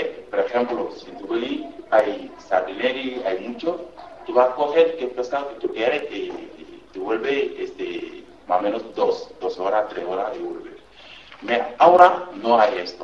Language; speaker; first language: Spanish; non-native, learner; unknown